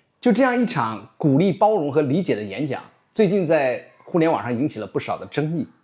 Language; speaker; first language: Chinese; native; Chinese